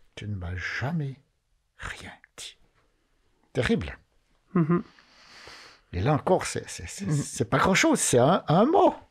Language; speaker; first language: French; native; French